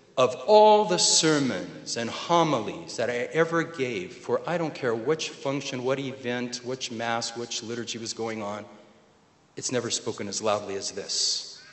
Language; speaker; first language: English; native; English